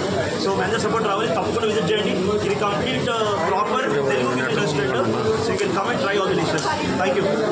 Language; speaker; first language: Telugu; native; Telugu